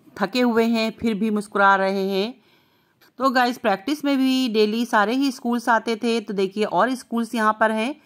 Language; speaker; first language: Hindi; native; Hindi